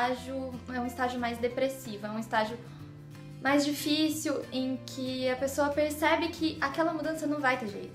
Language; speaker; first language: Portuguese; native; Portuguese